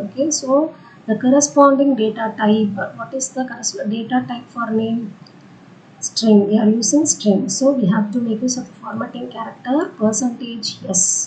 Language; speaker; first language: English; non-native, local second language; Tamil